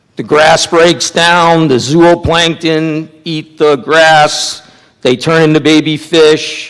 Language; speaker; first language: English; native; English